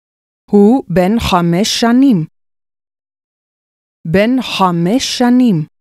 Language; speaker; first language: Hebrew; non-native, fluent; English